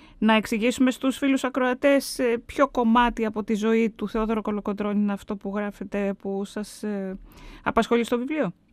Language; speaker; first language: Greek; native; Greek